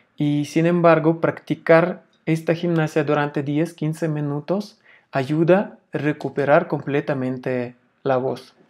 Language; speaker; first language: Spanish; non-native, fluent; Russian